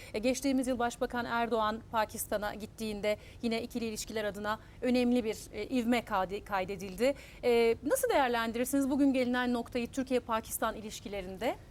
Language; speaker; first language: Turkish; native; Turkish